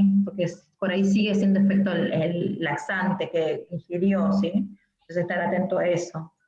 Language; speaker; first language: Spanish; native; Spanish